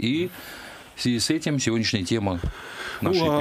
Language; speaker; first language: Russian; native; Russian